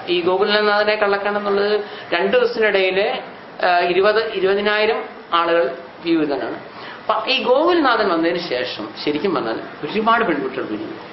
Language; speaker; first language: Malayalam; non-native, local second language; Hindi